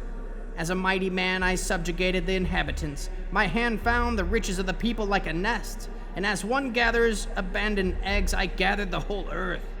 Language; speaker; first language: English; native; English